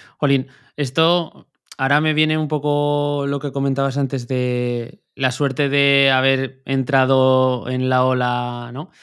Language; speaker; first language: Spanish; native; Spanish